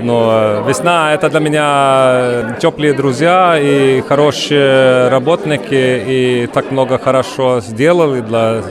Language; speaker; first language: Russian; non-native, learner; Swedish